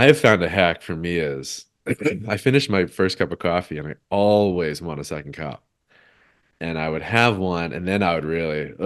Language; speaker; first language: English; native; English